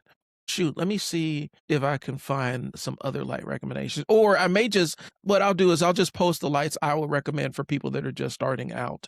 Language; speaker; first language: English; native; English